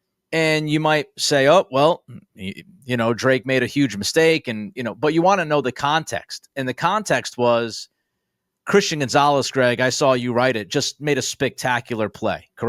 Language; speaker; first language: English; native; English